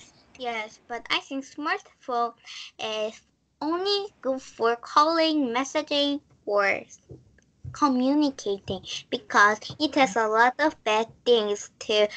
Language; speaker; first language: English; non-native, learner; Korean